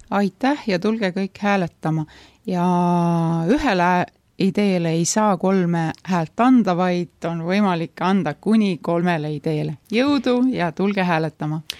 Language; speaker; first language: Estonian; native; Estonian